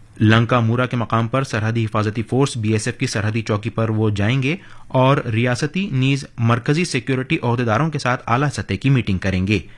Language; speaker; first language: Urdu; native; Urdu